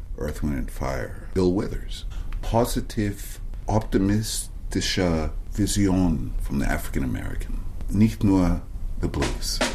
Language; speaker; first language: German; non-native, fluent; English